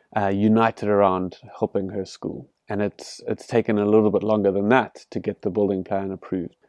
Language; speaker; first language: English; native; English